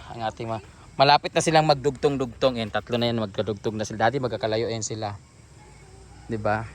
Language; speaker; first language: Filipino; non-native, local second language; Cebuano